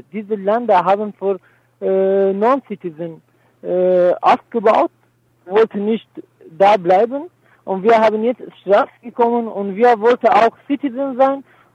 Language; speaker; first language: German; non-native, learner; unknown